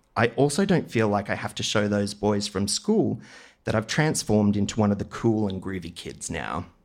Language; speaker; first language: English; native; English